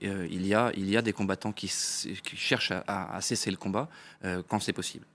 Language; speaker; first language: French; native; French